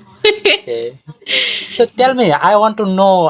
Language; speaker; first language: English; non-native, fluent; Bangla